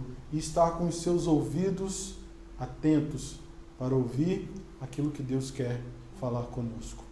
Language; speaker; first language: Portuguese; native; Portuguese